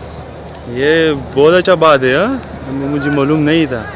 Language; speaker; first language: Hindi; non-native, fluent; Pashto